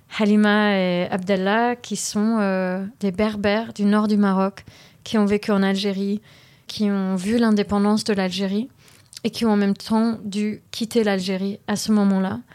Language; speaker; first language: French; early bilingual, heritage; French